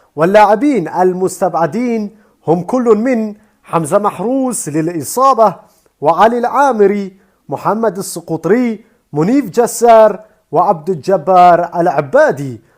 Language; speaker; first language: Arabic; native; Arabic